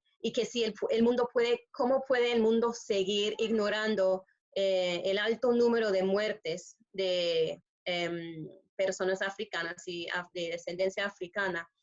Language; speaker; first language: Spanish; non-native, fluent; English